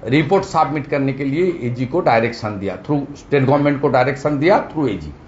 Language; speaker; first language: Hindi; non-native, local second language; Bangla